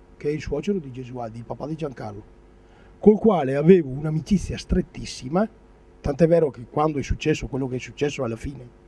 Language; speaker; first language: Italian; native; Italian